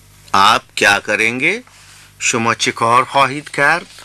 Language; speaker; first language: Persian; non-native, fluent; Urdu